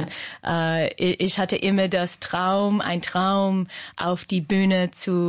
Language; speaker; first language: German; non-native, fluent; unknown